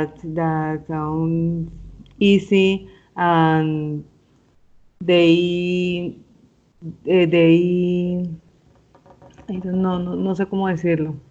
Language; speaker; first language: English; non-native, learner; Spanish